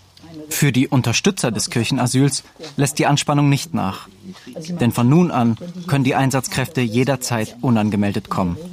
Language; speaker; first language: German; native; German